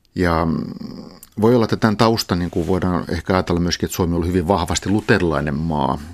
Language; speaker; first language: Finnish; native; Finnish